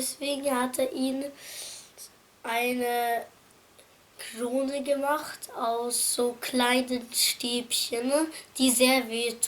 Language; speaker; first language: German; non-native, fluent; Arabic